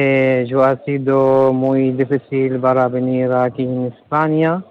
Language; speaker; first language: Spanish; non-native, learner; Arabic